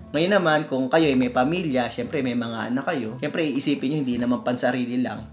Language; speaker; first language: Filipino; native; Filipino